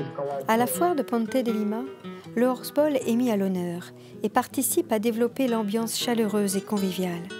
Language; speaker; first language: French; native; French